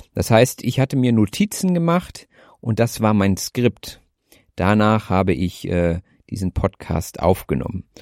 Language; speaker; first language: German; native; German